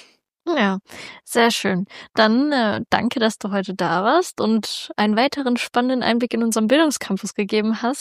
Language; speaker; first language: German; native; German